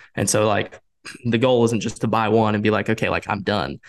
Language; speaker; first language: English; native; English